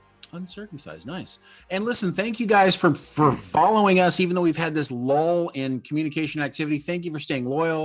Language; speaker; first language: English; native; English